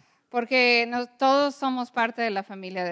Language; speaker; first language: Spanish; early bilingual, heritage; English